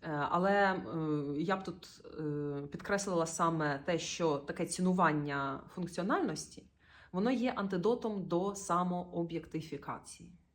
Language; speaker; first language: Ukrainian; native; Ukrainian